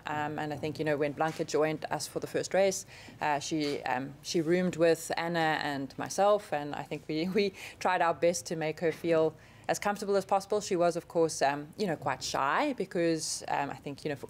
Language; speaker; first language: English; native; English